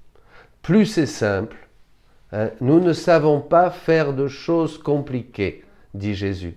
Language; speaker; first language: French; native; French